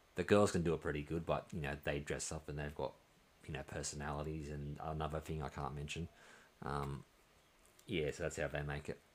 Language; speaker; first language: English; native; English